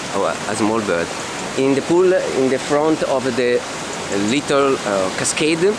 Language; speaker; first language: English; non-native, fluent; Italian